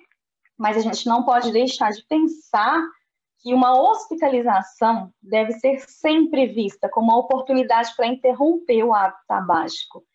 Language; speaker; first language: Portuguese; native; Portuguese